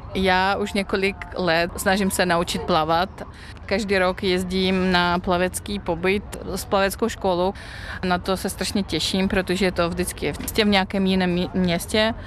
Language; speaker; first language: Czech; non-native, fluent; Russian